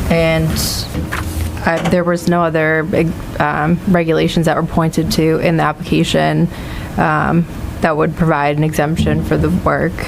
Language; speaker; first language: English; native; English